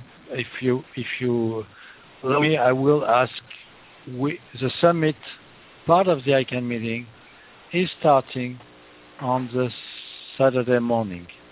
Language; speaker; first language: English; non-native, fluent; French